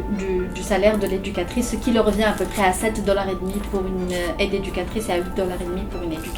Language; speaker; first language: French; native; French